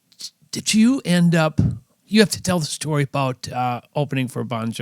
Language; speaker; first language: English; native; English